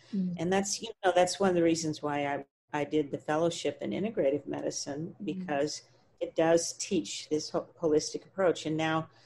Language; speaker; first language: English; native; English